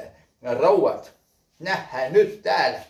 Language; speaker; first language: Finnish; early bilingual, heritage; Finnish